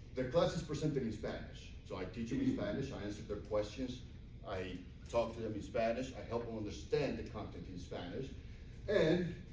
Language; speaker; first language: English; early bilingual, other home language; Spanish